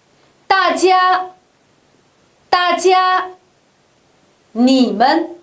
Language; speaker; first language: Chinese; non-native, local second language; Uyghur